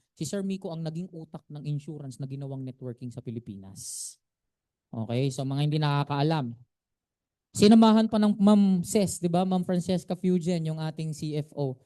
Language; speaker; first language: Filipino; native; Filipino